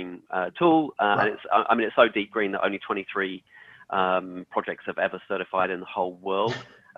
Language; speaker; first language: English; native; English